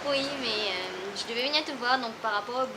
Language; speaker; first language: French; native; French